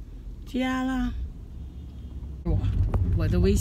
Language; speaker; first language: Chinese; non-native, fluent; English